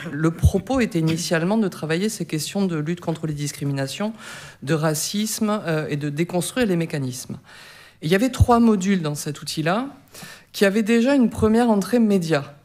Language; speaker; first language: French; native; French